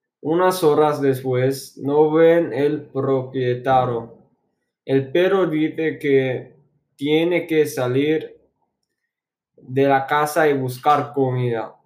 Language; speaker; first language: Spanish; non-native, learner; English